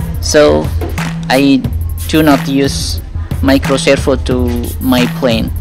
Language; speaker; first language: English; non-native, learner; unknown